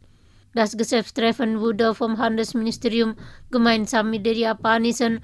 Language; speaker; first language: German; non-native, fluent; Indonesian